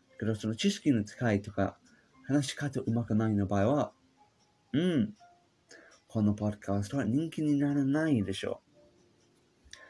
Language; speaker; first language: Japanese; non-native, learner; English